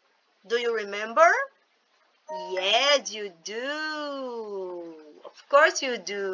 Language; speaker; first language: English; non-native, fluent; Portuguese